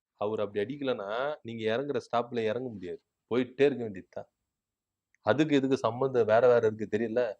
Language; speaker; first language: Tamil; native; Tamil